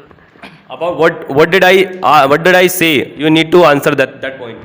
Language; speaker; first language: English; non-native, fluent; Hindi